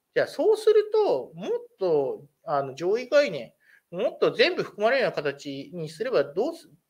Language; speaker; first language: Japanese; native; Japanese